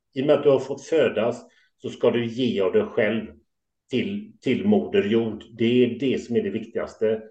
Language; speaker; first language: Swedish; native; Swedish